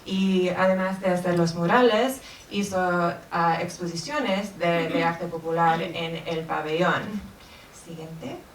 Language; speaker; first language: Spanish; non-native, fluent; English